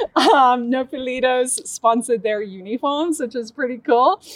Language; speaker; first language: English; native; English